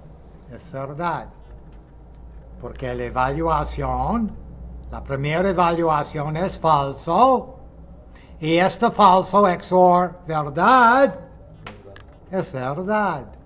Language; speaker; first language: Spanish; non-native, fluent; English